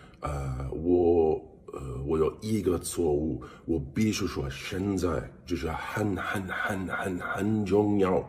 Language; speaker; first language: Chinese; non-native, learner; English